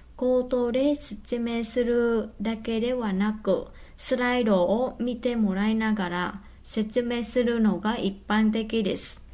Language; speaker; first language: Japanese; non-native, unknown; Vietnamese